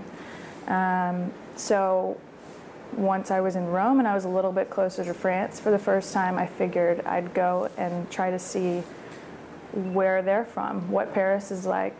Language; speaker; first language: English; native; English